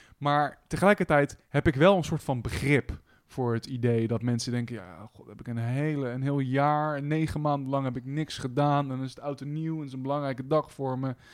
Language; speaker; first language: Dutch; native; Dutch